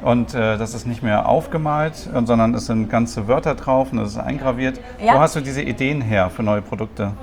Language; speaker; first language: German; native; German